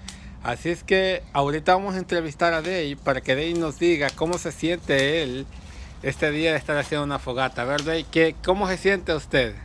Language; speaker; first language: Spanish; native; Spanish